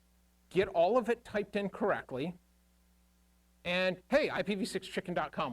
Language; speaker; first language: English; native; English